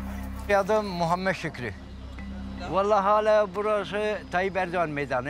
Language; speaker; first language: Turkish; non-native, fluent; Arabic